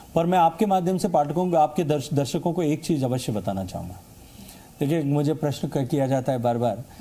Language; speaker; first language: Hindi; native; Hindi